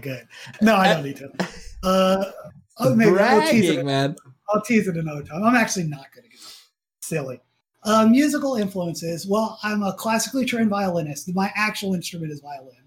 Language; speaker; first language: English; native; English